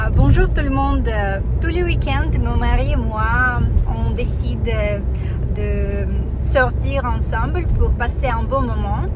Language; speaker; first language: French; non-native, fluent; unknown